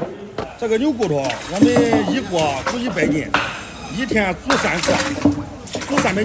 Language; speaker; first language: Chinese; native; Chinese